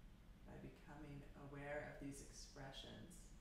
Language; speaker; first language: English; native; English